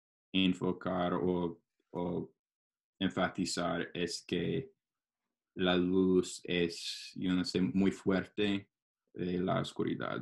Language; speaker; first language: Spanish; non-native, learner; English